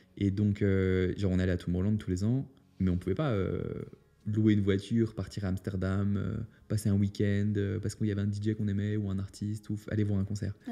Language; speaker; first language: French; native; French